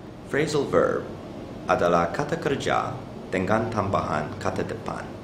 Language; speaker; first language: Indonesian; non-native, learner; English